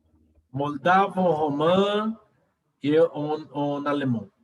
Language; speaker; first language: French; non-native, learner; Portuguese